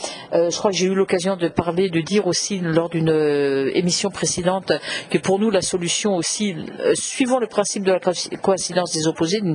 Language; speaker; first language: French; native; French